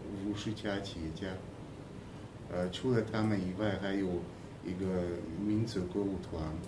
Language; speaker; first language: Chinese; non-native, fluent; Hungarian